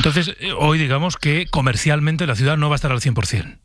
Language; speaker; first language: Spanish; native; Spanish